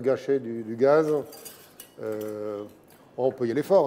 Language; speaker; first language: French; native; French